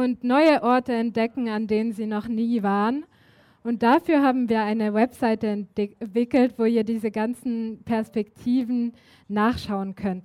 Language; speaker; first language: German; native; German